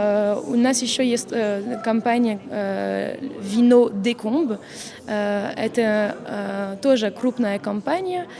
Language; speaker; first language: Russian; non-native, fluent; French